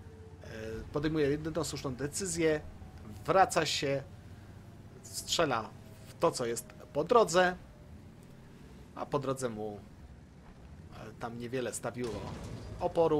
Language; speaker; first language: Polish; native; Polish